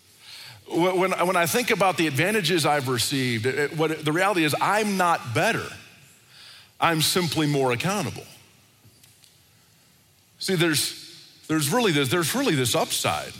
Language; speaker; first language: English; native; English